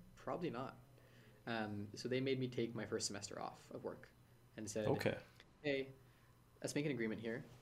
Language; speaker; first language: English; native; English